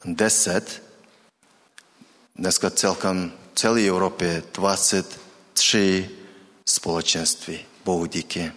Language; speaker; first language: Czech; non-native, learner; Mongolian